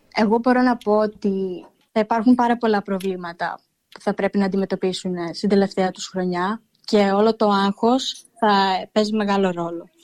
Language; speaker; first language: Greek; early bilingual, heritage; Greek